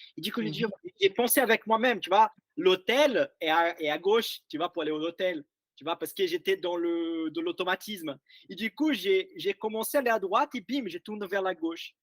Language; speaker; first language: French; non-native, fluent; Portuguese